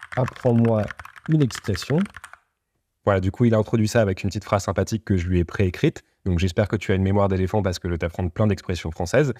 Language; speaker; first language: French; native; French